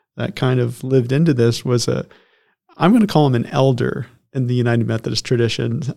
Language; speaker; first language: English; native; English